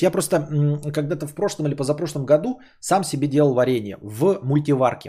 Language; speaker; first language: Russian; native; Russian